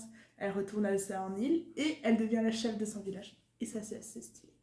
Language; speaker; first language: French; native; French